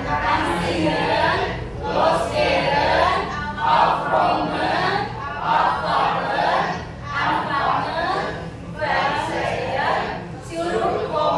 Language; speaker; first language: German; non-native, fluent; Indonesian